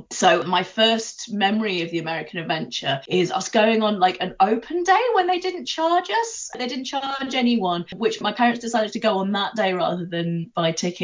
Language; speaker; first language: English; native; English